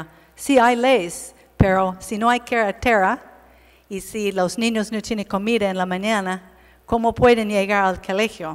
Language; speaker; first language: Spanish; non-native, learner; English